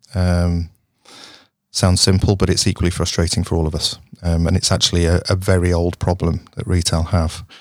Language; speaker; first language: English; native; English